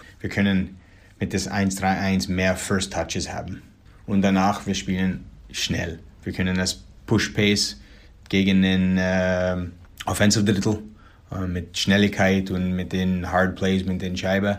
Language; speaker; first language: German; non-native, learner; English